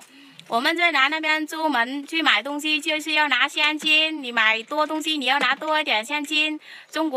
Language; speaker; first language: Chinese; non-native, fluent; Vietnamese